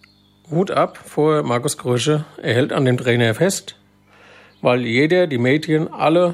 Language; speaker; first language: German; native; German